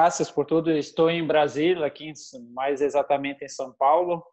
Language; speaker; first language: Spanish; non-native, learner; Portuguese